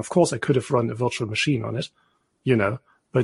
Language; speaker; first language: English; non-native, fluent; German